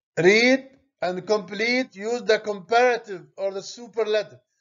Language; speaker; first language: English; non-native, fluent; Arabic